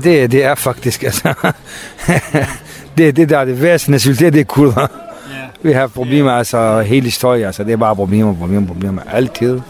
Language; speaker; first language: Danish; non-native, learner; Kurdish